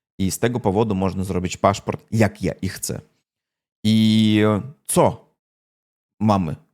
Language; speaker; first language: Polish; non-native, learner; Russian